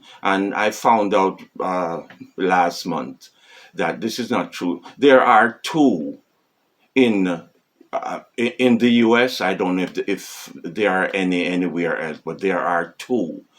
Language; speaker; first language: English; non-native, fluent; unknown